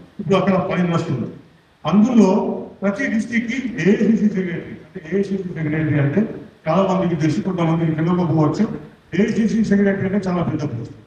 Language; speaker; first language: Telugu; non-native, local second language; Urdu